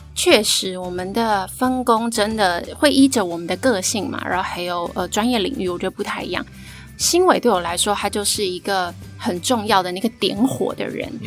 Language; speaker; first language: Chinese; native; Chinese